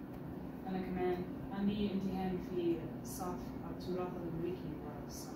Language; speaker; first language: Arabic; non-native, learner; English